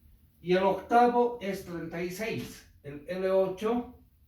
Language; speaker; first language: Spanish; native; Spanish